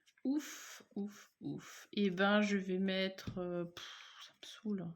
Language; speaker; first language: French; native; French